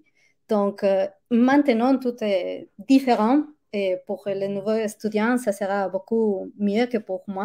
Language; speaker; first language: French; non-native, fluent; Spanish